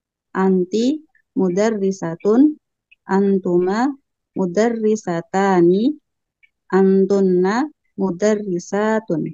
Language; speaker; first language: Arabic; non-native, learner; Indonesian